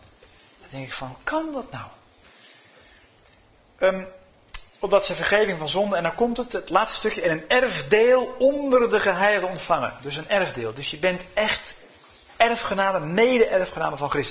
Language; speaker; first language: Dutch; native; Dutch